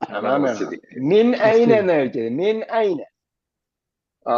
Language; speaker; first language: Arabic; non-native, fluent; Malayalam